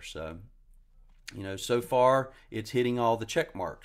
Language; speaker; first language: English; native; English